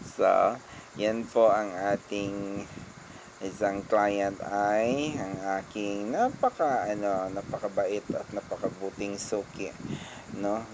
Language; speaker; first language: Filipino; non-native, local second language; Cebuano